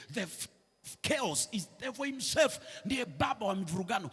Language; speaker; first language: English; non-native, local second language; Swahili